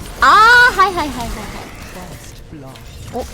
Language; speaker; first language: Korean; non-native, learner; Japanese